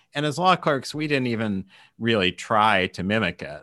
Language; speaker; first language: English; native; English